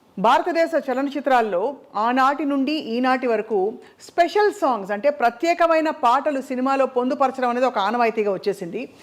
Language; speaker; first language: Telugu; native; Telugu